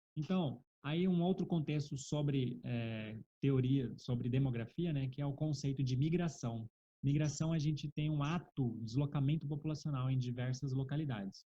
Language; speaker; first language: Portuguese; native; Portuguese